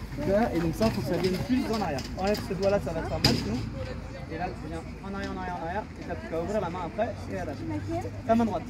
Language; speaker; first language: French; native; French